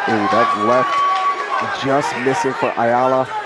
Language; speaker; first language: English; native; English